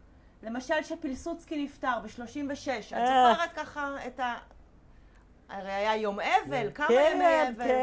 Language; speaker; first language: Hebrew; native; Hebrew